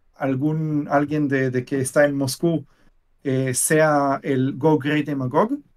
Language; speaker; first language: Spanish; non-native, fluent; Hebrew